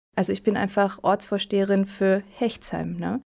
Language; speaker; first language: German; early bilingual, other home language; Spanish